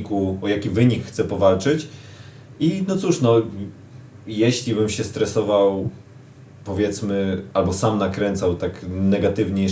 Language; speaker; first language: Polish; native; Polish